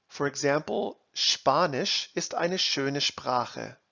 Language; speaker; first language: German; non-native, fluent; English